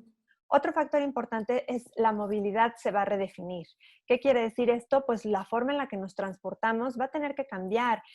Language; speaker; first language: Spanish; native; Spanish